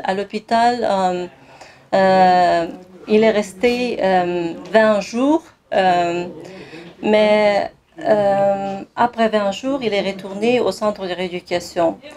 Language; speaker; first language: French; non-native, fluent; Kazakh